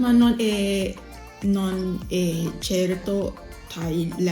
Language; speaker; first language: Italian; non-native, learner; Thai